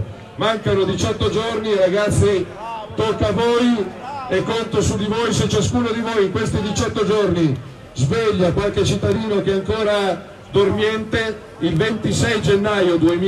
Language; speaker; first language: Italian; native; Italian